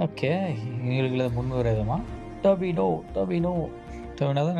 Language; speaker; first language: Tamil; native; Tamil